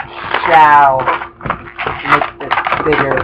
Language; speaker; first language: English; native; English